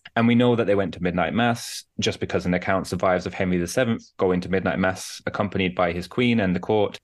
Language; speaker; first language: English; native; English